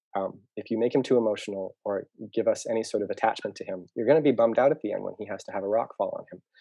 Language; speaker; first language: English; native; English